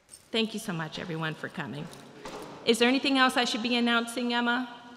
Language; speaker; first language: English; native; English